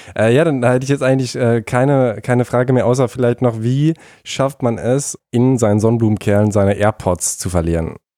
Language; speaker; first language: German; native; German